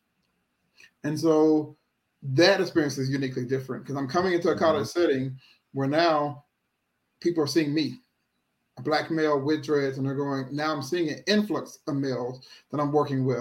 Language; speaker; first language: English; native; English